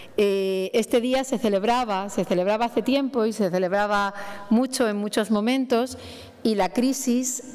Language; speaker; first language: Spanish; native; Spanish